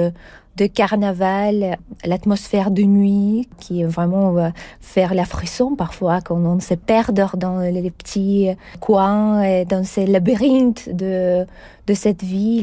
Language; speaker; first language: French; non-native, fluent; Russian